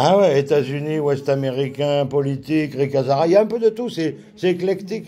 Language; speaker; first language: French; native; French